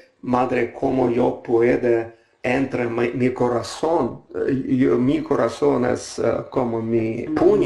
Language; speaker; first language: Spanish; non-native, learner; Russian